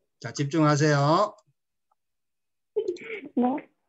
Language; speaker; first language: Korean; non-native, fluent; Spanish